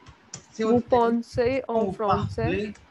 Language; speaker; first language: French; non-native, learner; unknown